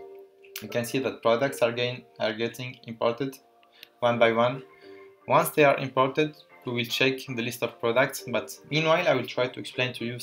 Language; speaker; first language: English; non-native, fluent; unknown